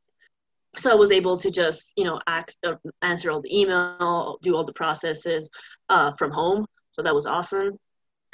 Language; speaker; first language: English; non-native, fluent; Italian